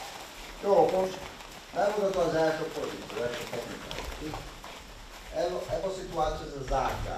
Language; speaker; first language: Hungarian; non-native, learner; Portuguese